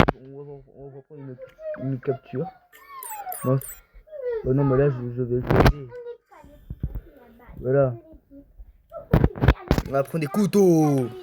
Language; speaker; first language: French; native; French